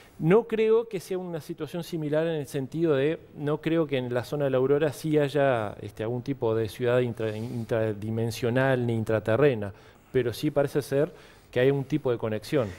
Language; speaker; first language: Spanish; native; Spanish